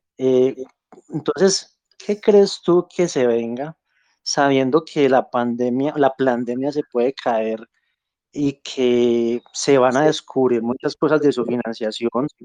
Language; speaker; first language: Spanish; native; Spanish